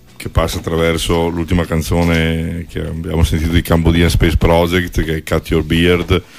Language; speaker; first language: Italian; native; Italian